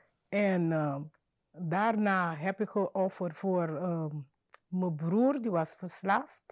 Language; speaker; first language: Dutch; non-native, learner; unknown